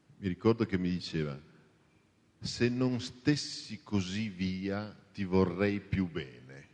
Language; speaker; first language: Italian; native; Italian